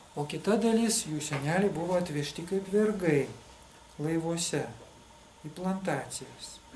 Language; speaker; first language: Lithuanian; non-native, local second language; Russian